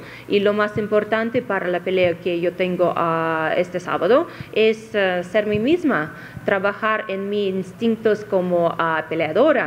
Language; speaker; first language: Spanish; non-native, fluent; Russian